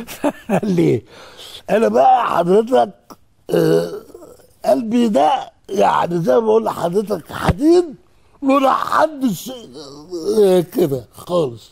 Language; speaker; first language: Arabic; native; Arabic